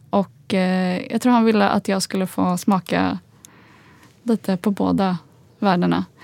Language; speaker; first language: Swedish; early bilingual, other home language; Arabic